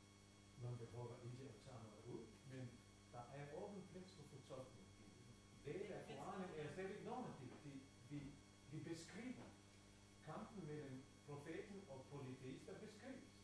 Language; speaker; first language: Danish; non-native, fluent; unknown